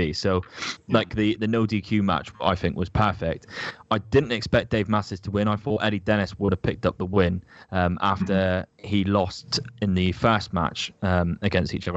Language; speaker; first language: English; native; English